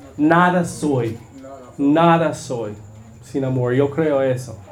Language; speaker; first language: Spanish; non-native, learner; English